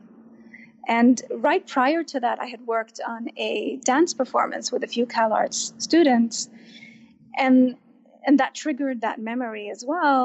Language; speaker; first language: English; non-native, fluent; Arabic